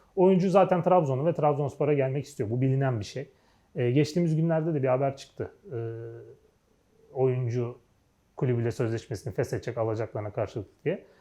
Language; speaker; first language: Turkish; native; Turkish